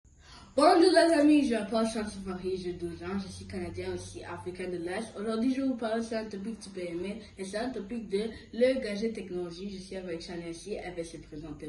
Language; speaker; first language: French; early bilingual, other home language; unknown